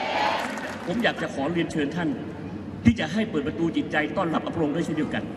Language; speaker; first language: Thai; native; Thai